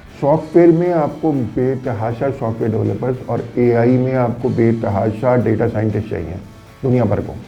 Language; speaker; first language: Urdu; native; Urdu